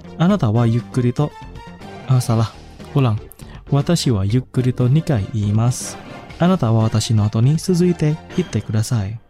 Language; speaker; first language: Japanese; non-native, fluent; Indonesian